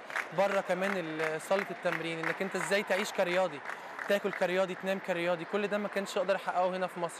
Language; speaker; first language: Arabic; native; Arabic